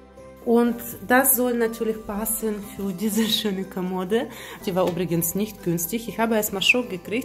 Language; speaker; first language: German; non-native, fluent; Russian